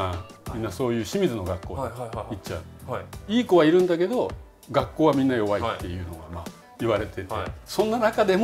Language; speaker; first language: Japanese; native; Japanese